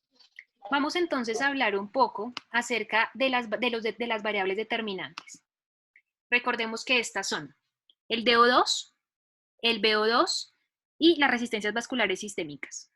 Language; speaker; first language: Spanish; native; Spanish